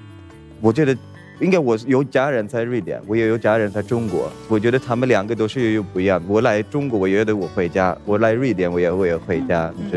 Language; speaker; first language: Chinese; non-native, fluent; Swedish